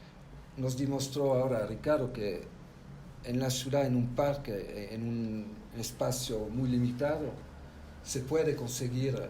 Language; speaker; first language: Spanish; non-native, fluent; French